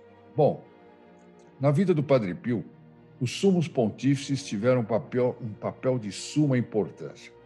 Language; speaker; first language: Portuguese; native; Portuguese